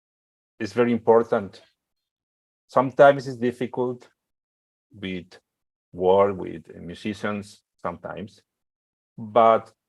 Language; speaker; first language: English; non-native, learner; Spanish